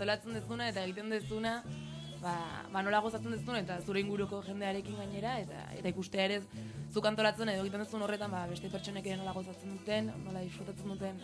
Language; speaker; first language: Basque; native; Basque